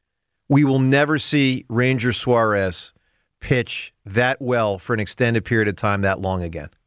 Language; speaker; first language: English; native; English